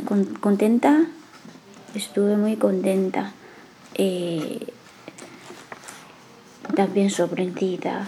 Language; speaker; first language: Spanish; non-native, learner; Chinese